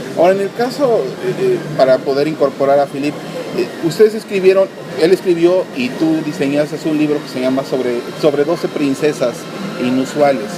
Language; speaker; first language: Spanish; native; Spanish